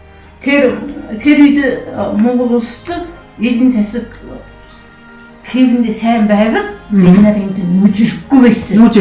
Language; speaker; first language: Mongolian; non-native, local second language; Kazakh